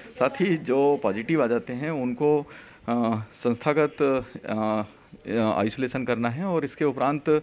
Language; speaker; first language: Hindi; native; Hindi